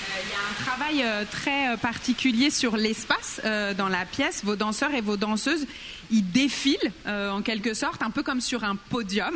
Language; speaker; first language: French; native; French